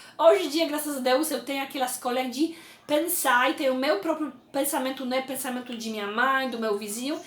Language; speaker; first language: Portuguese; non-native, fluent; Polish